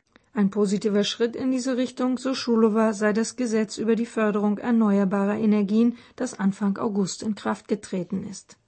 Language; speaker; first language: German; native; German